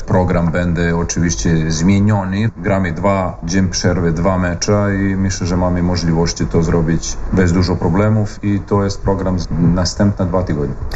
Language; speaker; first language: Polish; non-native, learner; Serbian